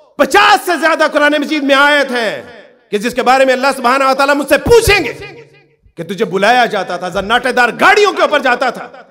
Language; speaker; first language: Urdu; non-native, local second language; Punjabi